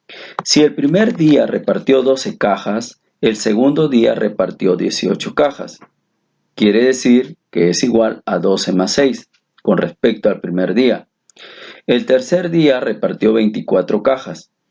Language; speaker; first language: Spanish; native; Spanish